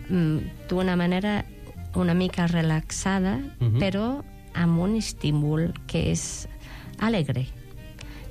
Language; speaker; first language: Catalan; non-native, fluent; English